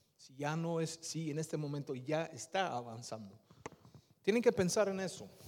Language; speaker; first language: Spanish; non-native, fluent; Dutch